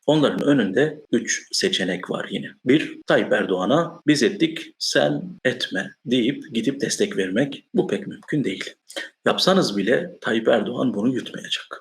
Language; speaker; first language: Turkish; non-native, local second language; Kurdish